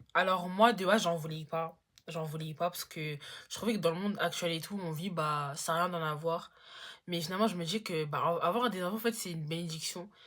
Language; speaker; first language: French; native; French